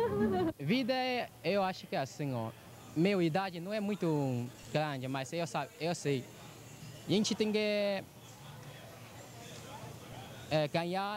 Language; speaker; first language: Portuguese; non-native, learner; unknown